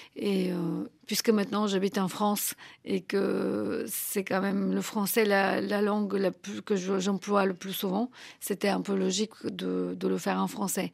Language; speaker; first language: French; non-native, fluent; Bulgarian